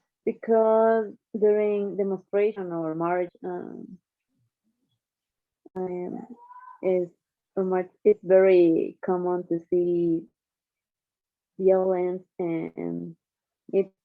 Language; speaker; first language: English; non-native, learner; Spanish